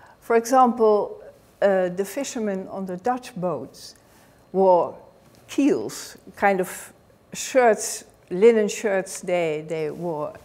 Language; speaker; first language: English; non-native, fluent; Dutch